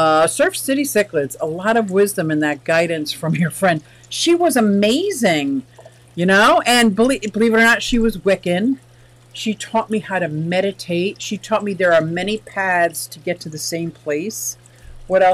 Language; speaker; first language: English; native; English